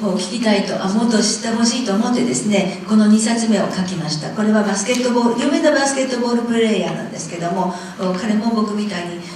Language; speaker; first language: Japanese; non-native, fluent; English